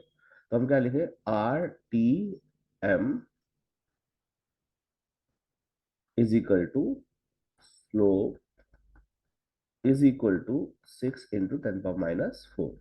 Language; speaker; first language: Hindi; native; Hindi